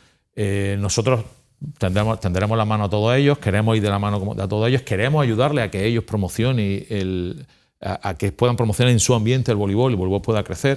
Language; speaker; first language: Spanish; native; Spanish